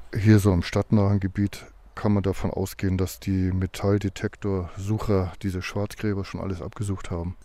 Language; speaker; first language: German; native; German